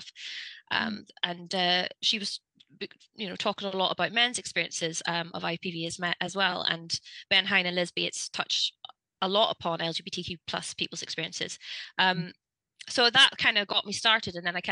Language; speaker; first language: English; native; English